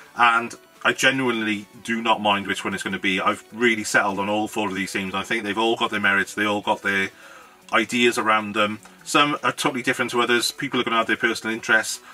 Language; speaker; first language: English; native; English